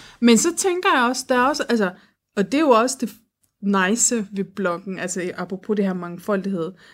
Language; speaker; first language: Danish; early bilingual, other home language; Turkish